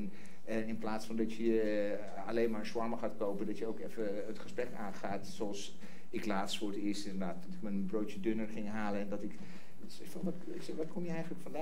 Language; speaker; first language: Dutch; non-native, fluent; English